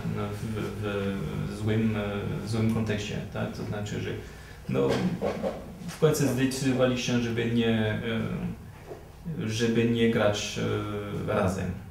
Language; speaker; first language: Polish; non-native, fluent; French